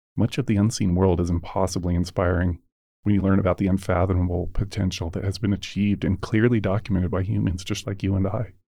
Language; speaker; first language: English; native; English